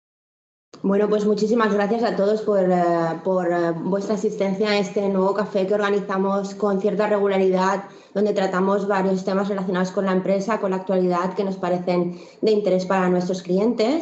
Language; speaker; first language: Spanish; native; Spanish